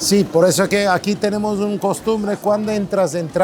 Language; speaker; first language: Spanish; non-native, learner; Turkish